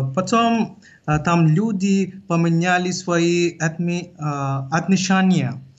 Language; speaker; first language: Russian; non-native, learner; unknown